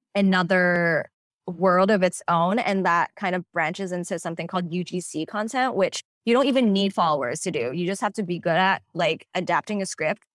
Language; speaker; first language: English; non-native, local second language; Cantonese